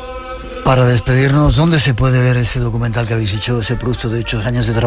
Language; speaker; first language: Spanish; native; Spanish